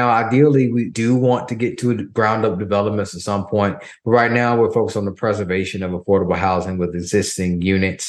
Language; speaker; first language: English; native; English